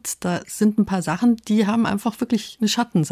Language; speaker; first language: German; native; German